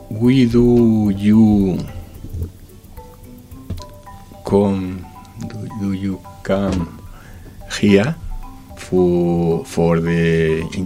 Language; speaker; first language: English; non-native, learner; Spanish